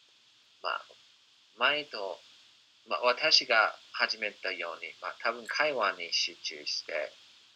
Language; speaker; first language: Japanese; non-native, fluent; English